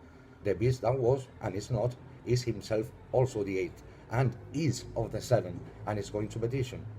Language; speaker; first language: English; non-native, fluent; Spanish